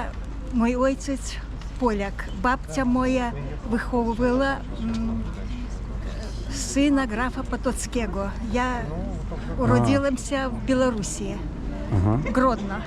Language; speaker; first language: Polish; early bilingual, heritage; Polish